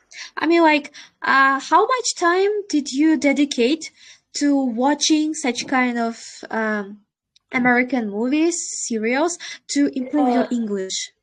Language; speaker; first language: English; non-native, fluent; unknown